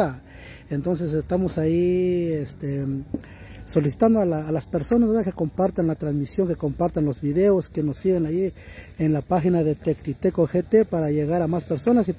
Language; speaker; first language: Spanish; native; Spanish